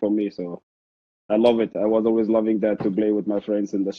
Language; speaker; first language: English; non-native, fluent; Arabic